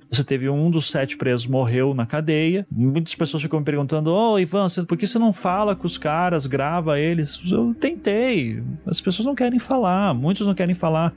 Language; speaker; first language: Portuguese; native; Portuguese